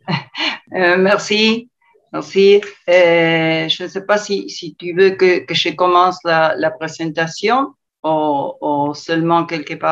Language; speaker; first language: French; non-native, learner; Spanish